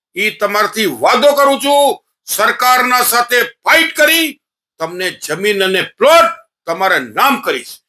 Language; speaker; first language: Gujarati; non-native, local second language; Sindhi